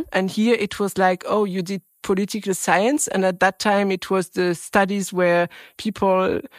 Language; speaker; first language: English; non-native, fluent; French